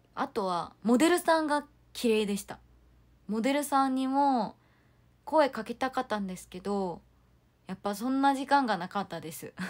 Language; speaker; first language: Japanese; non-native, fluent; Korean